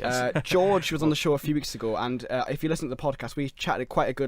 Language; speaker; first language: English; native; English